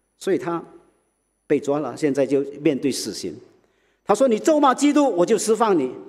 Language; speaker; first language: Chinese; early bilingual, heritage; Chinese